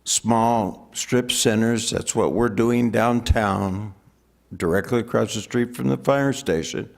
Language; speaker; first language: English; native; English